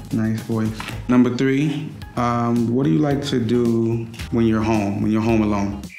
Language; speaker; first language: English; native; English